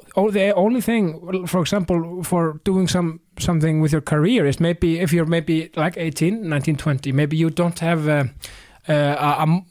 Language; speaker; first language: English; non-native, fluent; Icelandic